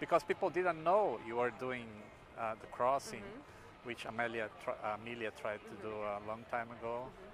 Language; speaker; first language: English; non-native, fluent; Portuguese